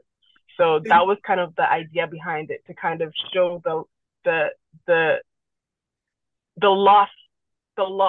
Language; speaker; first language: English; non-native, local second language; Yoruba